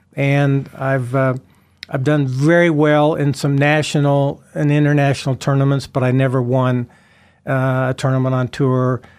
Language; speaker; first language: English; native; English